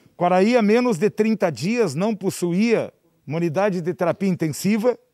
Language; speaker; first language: Portuguese; native; Portuguese